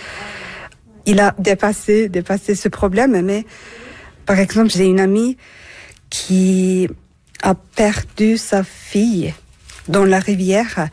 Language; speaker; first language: French; non-native, fluent; Turkish